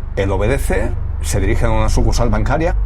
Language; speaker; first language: Spanish; native; Spanish